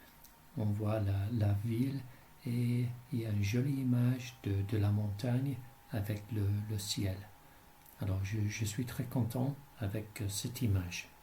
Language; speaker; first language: French; non-native, fluent; English